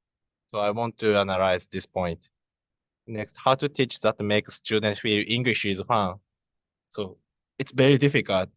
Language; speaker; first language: English; non-native, learner; Japanese